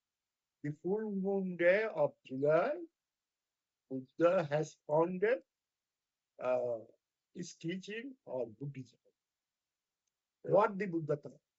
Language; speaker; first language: English; non-native, fluent; Bangla